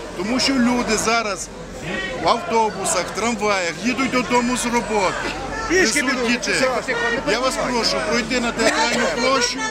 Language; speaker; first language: Ukrainian; native; Ukrainian